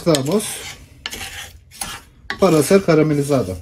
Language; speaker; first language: Spanish; non-native, learner; Turkish